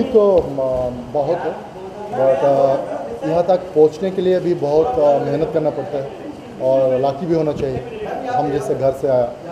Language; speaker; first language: Hindi; non-native, local second language; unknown